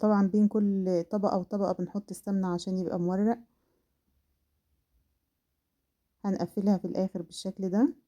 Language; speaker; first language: Arabic; native; Arabic